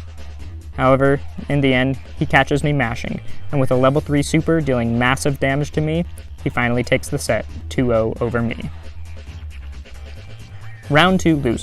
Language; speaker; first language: English; native; English